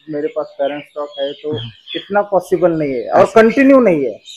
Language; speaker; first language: Hindi; non-native, local second language; Marathi